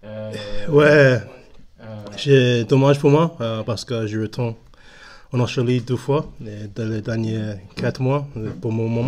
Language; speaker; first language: French; non-native, learner; English